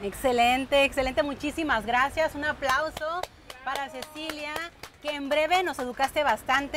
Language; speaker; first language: Spanish; native; Spanish